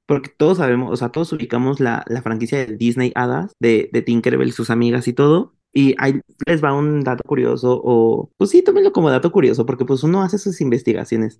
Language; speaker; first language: Spanish; native; Spanish